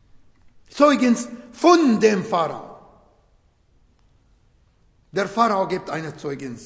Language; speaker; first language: German; non-native, fluent; Arabic